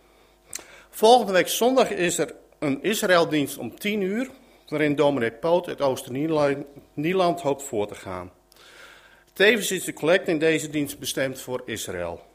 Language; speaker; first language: Dutch; native; Dutch